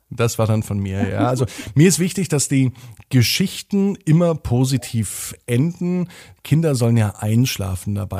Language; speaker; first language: German; native; German